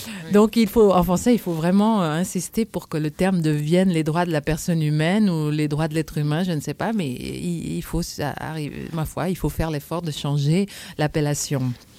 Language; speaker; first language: French; native; French